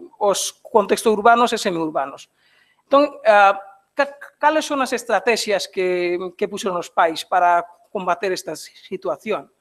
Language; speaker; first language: Galician; non-native, fluent; Bangla